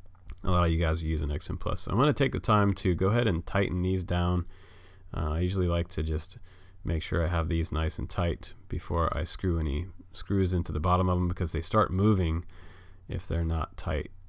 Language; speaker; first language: English; native; English